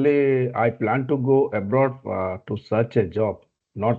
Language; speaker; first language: English; non-native, learner; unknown